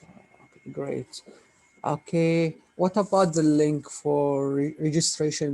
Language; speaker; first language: English; non-native, fluent; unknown